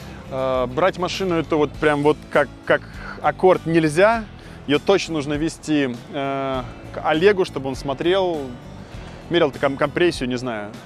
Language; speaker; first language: Russian; native; Russian